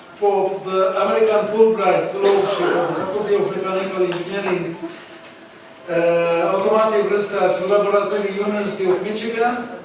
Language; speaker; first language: English; non-native, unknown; Albanian